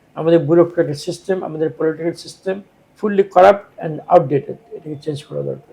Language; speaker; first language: Bangla; native; Bangla